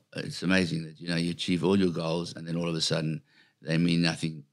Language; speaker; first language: English; native; English